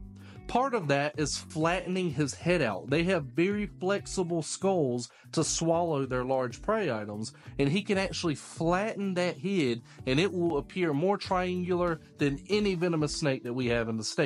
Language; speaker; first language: English; native; English